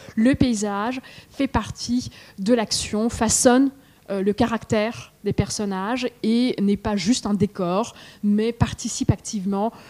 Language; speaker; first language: French; non-native, fluent; Russian